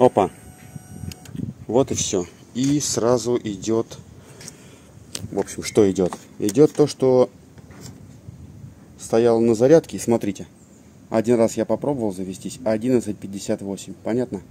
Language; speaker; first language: Russian; native; Russian